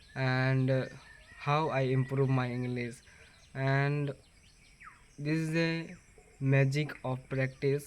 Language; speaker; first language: English; non-native, learner; Bangla